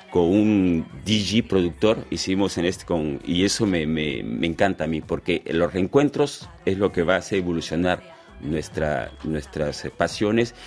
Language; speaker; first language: Spanish; native; Spanish